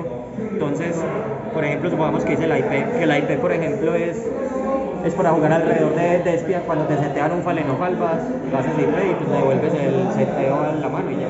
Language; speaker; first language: Spanish; native; Spanish